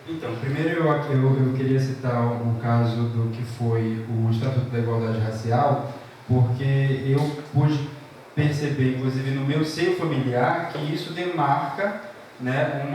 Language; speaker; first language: Portuguese; native; Portuguese